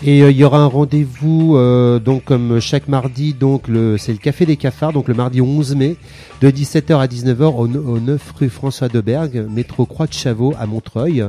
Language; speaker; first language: French; native; French